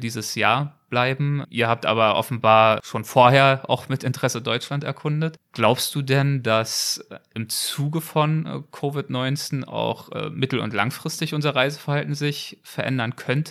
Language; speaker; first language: German; native; German